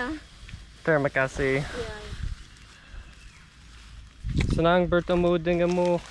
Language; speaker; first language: Indonesian; non-native, learner; English